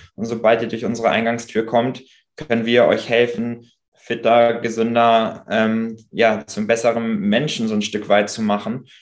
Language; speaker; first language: German; native; German